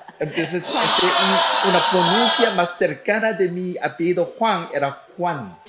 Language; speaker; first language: Spanish; non-native, fluent; Korean